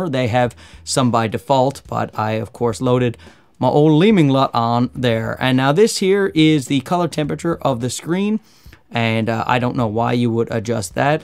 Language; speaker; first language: English; native; English